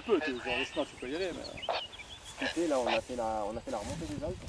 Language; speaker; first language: French; non-native, fluent; English